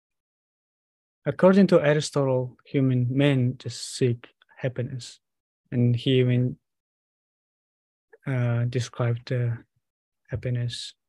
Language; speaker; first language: English; non-native, fluent; Mongolian